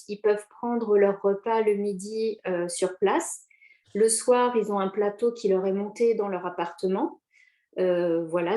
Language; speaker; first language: French; native; French